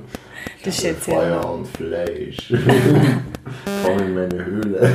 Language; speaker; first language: German; native; German